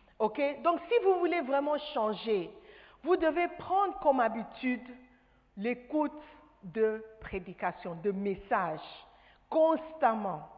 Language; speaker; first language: French; non-native, fluent; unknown